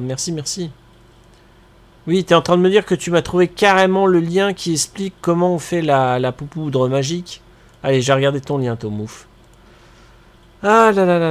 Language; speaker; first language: French; native; French